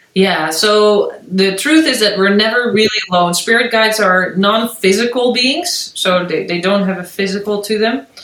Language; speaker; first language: English; non-native, fluent; Dutch